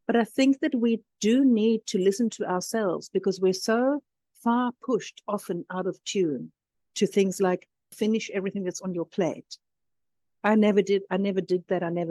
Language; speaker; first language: English; native; English